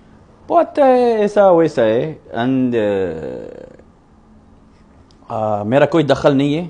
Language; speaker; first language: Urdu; non-native, learner; Arabic